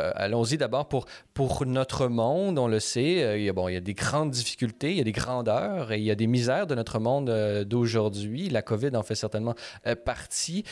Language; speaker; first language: French; native; French